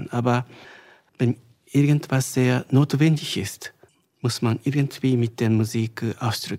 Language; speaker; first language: German; non-native, fluent; Japanese